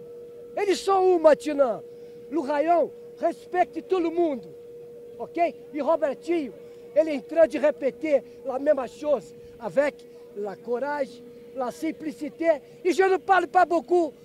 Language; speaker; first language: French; non-native, learner; Portuguese